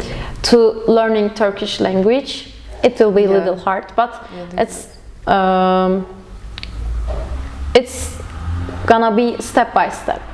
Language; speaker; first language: English; non-native, learner; Turkish